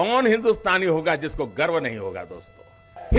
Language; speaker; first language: Hindi; non-native, local second language; Gujarati